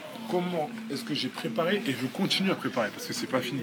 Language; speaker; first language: French; native; French